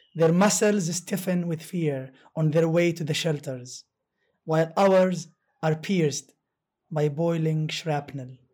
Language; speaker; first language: English; non-native, fluent; Arabic